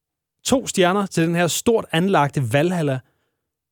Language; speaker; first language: Danish; native; Danish